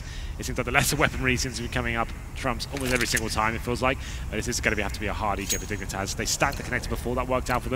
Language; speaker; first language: English; native; English